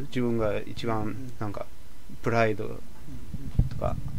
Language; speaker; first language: Japanese; non-native, fluent; French